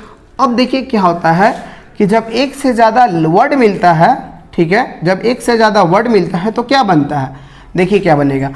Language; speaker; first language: Hindi; native; Hindi